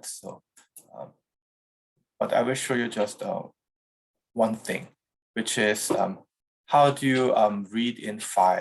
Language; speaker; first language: English; non-native, fluent; Korean